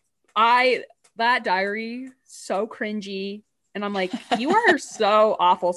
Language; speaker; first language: English; native; English